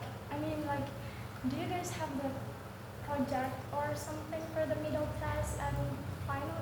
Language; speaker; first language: English; non-native, learner; Indonesian